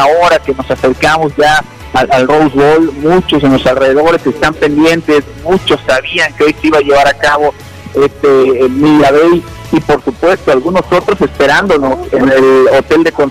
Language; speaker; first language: Spanish; native; Spanish